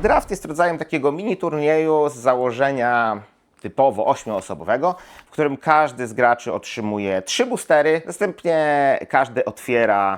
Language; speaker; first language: Polish; native; Polish